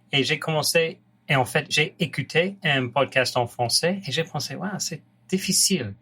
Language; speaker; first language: French; non-native, fluent; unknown